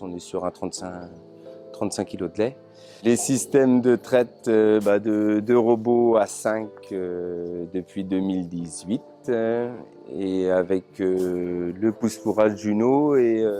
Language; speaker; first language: French; native; French